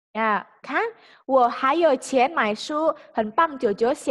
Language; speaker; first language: Chinese; non-native, fluent; Indonesian